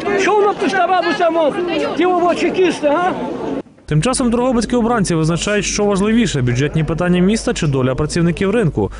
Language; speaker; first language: Ukrainian; native; Ukrainian